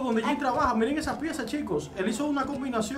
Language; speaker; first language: Spanish; native; Spanish